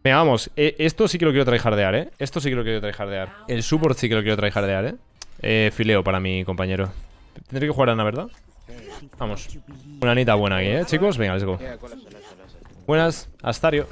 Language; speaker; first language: Spanish; native; Spanish